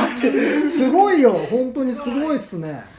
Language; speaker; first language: Japanese; native; Japanese